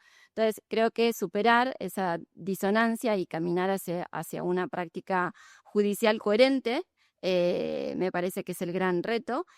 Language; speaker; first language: Spanish; native; Spanish